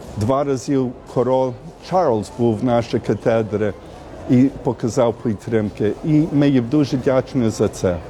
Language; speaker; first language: Ukrainian; early bilingual, heritage; Ukrainian